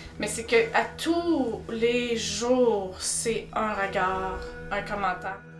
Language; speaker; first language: French; native; French